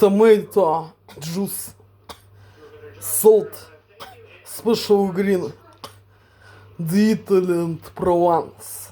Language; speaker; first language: English; non-native, learner; Russian